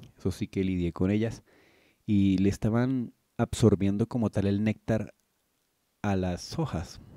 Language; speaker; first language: Spanish; native; Spanish